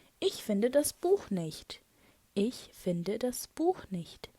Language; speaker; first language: German; non-native, fluent; Turkish